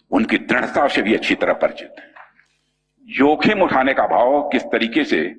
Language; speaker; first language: Hindi; native; Hindi